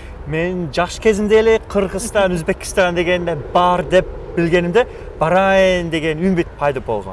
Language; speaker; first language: Kyrgyz; non-native, fluent; English